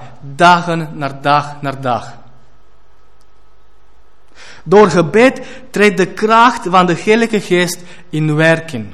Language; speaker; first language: Dutch; non-native, fluent; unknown